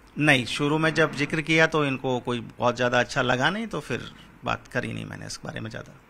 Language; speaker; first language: Hindi; native; Hindi